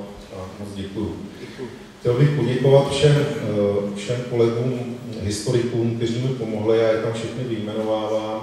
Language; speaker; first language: Czech; native; Czech